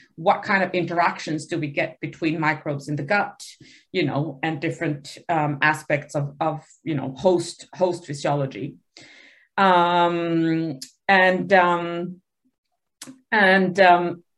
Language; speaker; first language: English; early bilingual, other home language; Spanish